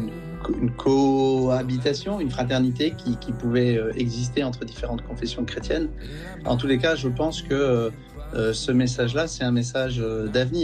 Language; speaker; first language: French; native; French